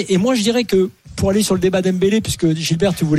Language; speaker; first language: French; native; French